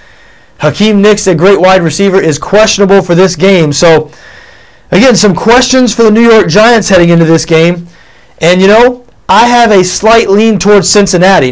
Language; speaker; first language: English; native; English